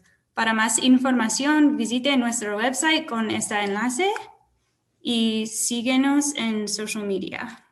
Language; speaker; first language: Spanish; non-native, learner; English